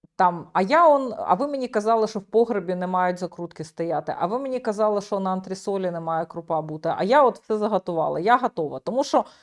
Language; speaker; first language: Ukrainian; native; Ukrainian